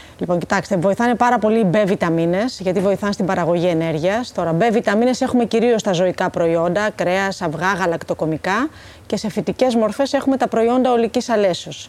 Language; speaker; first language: Greek; native; Greek